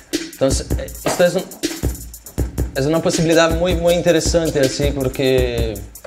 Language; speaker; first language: Spanish; non-native, fluent; Portuguese